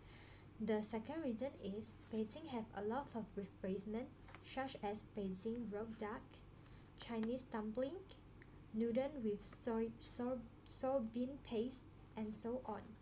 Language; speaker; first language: English; non-native, local second language; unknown